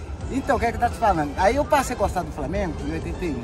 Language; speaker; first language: Portuguese; native; Portuguese